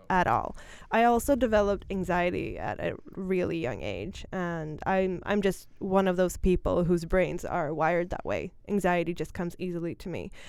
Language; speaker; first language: English; non-native, fluent; Swedish